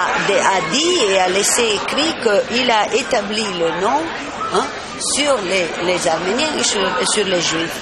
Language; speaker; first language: French; non-native, fluent; Italian